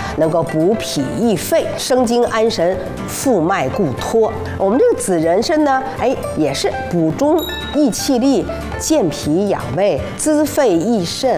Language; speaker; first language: Chinese; native; Chinese